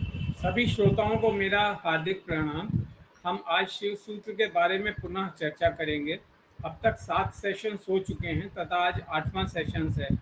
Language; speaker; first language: Hindi; native; Hindi